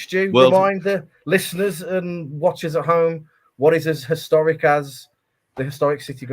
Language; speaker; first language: English; native; English